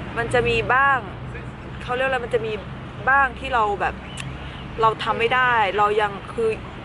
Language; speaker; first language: Thai; native; Thai